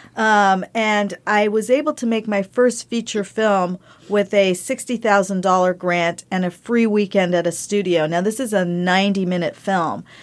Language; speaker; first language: English; early bilingual, other home language; Spanish